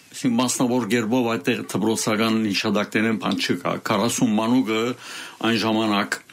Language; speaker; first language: Armenian; native; Armenian